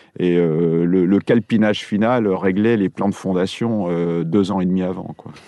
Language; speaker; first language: French; native; French